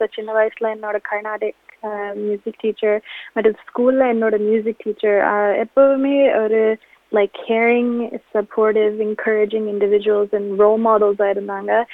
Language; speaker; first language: Tamil; early bilingual, heritage; Tamil